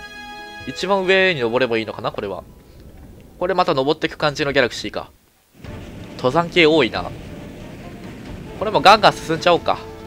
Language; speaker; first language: Japanese; native; Japanese